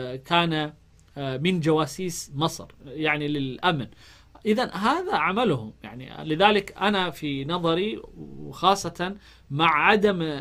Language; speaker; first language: Arabic; non-native, fluent; Amharic